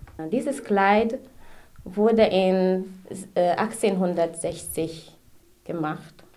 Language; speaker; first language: German; non-native, local second language; Hungarian